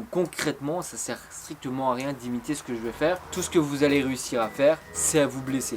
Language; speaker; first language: French; native; French